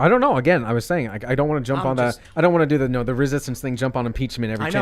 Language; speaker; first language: English; native; English